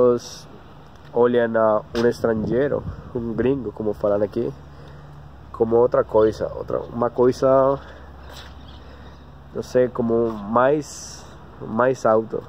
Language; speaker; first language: Portuguese; non-native, learner; Spanish